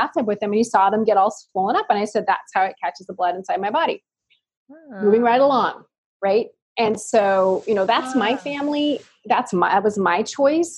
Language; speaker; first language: English; native; English